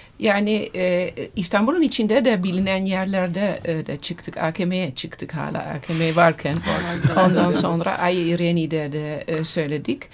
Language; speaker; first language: Turkish; non-native, fluent; Dutch